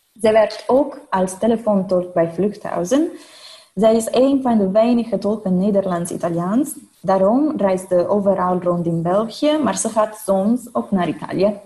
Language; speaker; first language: Dutch; non-native, fluent; Italian